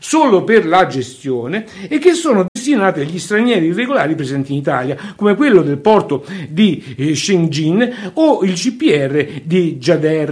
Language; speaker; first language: Italian; native; Italian